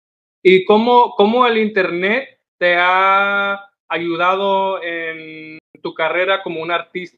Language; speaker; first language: Spanish; non-native, learner; English